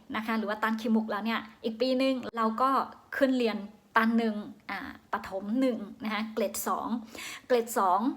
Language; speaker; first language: Thai; non-native, fluent; Shan